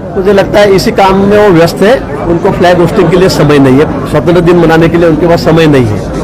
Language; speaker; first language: Hindi; non-native, local second language; Marathi